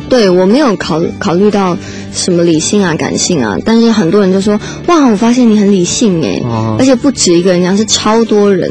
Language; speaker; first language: Chinese; native; Chinese